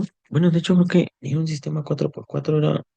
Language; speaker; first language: Spanish; native; Spanish